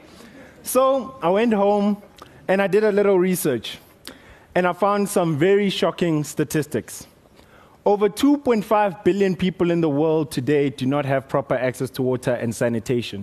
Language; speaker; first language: English; non-native, local second language; Northern Sotho